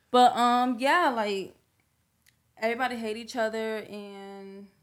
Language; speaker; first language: English; early bilingual, other home language; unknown